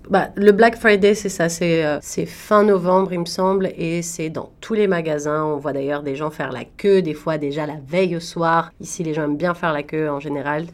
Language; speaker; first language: French; native; French